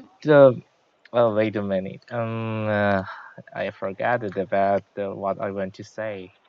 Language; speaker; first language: English; non-native, learner; Korean